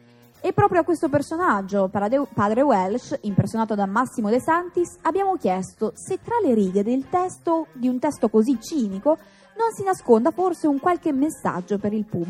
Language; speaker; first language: Italian; native; Italian